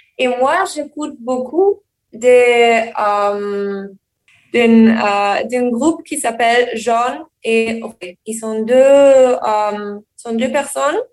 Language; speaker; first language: French; non-native, learner; German